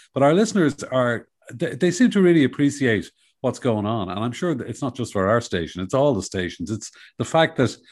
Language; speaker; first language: English; native; English